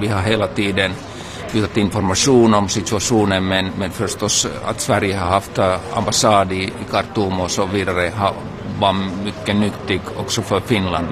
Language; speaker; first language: Swedish; non-native, local second language; Finnish